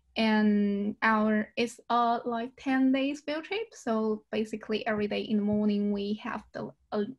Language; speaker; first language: English; non-native, fluent; Chinese